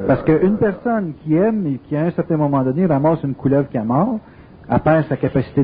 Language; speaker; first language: French; native; French